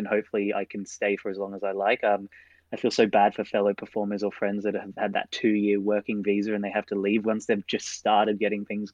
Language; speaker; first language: English; native; English